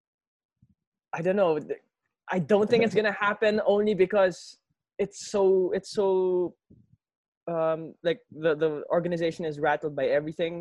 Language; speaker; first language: English; non-native, local second language; Filipino